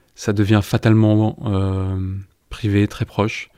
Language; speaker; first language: French; native; French